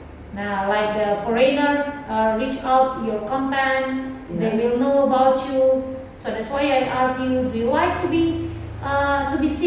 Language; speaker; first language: English; non-native, learner; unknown